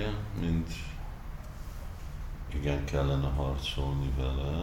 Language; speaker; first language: Hungarian; early bilingual, heritage; Hungarian